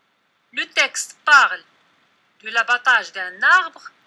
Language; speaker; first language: French; non-native, local second language; Arabic